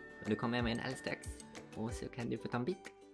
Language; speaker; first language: Swedish; native; Swedish